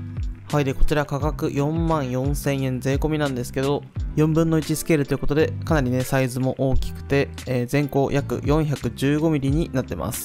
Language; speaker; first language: Japanese; native; Japanese